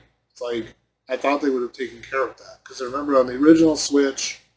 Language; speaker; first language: English; native; English